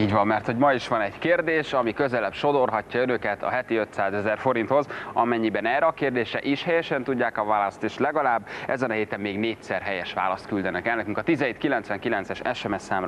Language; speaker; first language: Hungarian; native; Hungarian